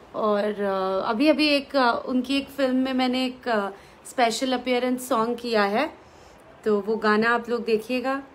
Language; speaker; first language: Hindi; native; Hindi